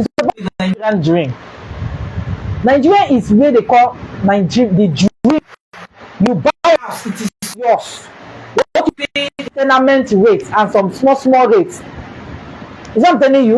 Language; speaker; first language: English; non-native, local second language; Igbo